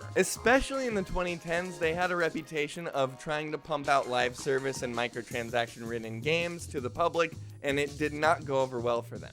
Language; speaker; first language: English; native; English